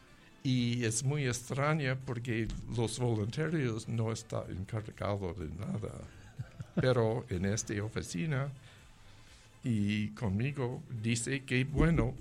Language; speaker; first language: Spanish; non-native, learner; English